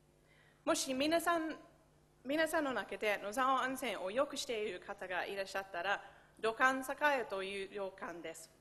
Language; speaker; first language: Japanese; non-native, fluent; English